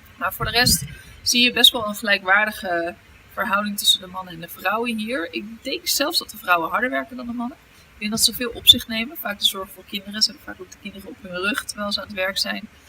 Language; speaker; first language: Dutch; native; Dutch